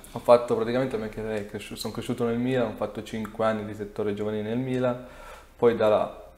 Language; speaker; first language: Italian; early bilingual, other home language; Serbian